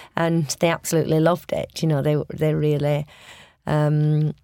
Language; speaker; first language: English; native; English